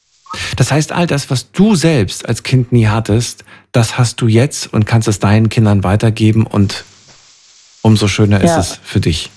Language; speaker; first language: German; native; German